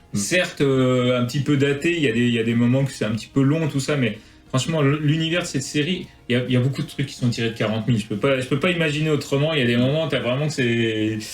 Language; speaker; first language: French; native; French